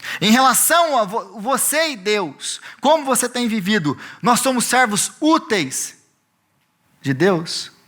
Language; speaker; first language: Portuguese; native; Portuguese